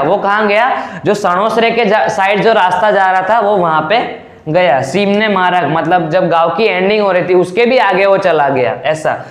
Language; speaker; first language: Hindi; non-native, local second language; Gujarati